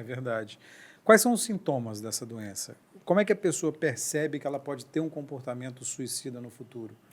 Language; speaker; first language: Portuguese; native; Portuguese